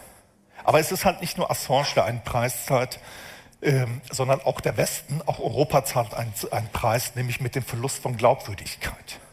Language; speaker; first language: German; native; German